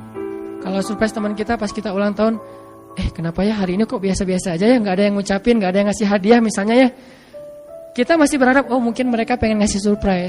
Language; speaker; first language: Indonesian; native; Indonesian